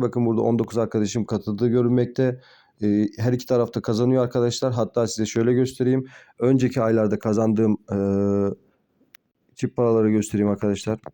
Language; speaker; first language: Turkish; native; Turkish